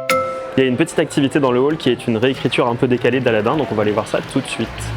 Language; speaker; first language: French; native; French